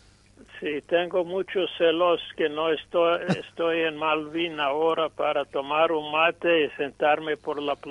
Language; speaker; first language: Spanish; non-native, fluent; English